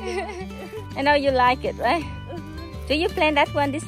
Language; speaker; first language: English; non-native, learner; Vietnamese